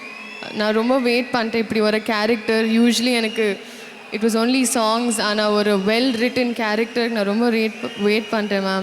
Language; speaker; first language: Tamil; non-native, fluent; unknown